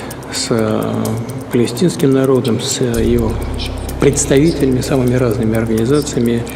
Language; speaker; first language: Russian; native; Russian